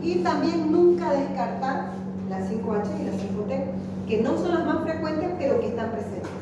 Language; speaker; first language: Spanish; native; Spanish